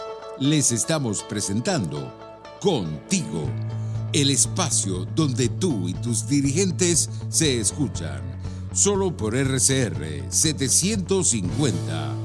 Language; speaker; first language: Spanish; native; Spanish